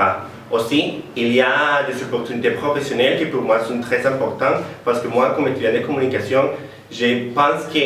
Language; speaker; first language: French; non-native, learner; Spanish